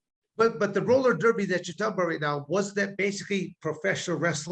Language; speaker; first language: English; native; English